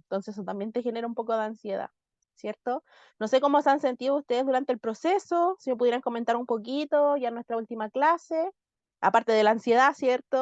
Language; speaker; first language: Spanish; native; Spanish